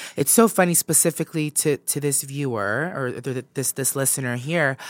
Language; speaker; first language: English; native; English